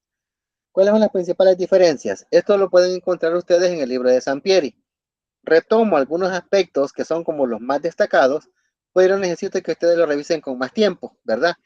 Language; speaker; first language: Spanish; native; Spanish